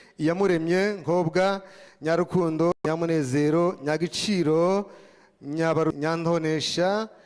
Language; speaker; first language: Kinyarwanda; native; Kinyarwanda